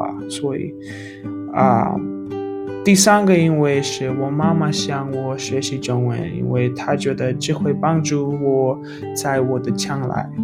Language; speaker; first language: Chinese; non-native, learner; English